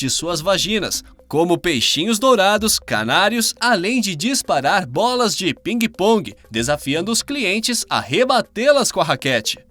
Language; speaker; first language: Portuguese; native; Portuguese